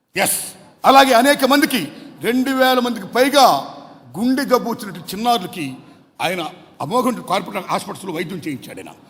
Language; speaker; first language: Telugu; native; Telugu